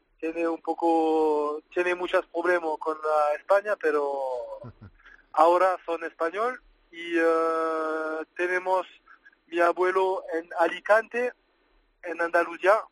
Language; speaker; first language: Spanish; non-native, learner; French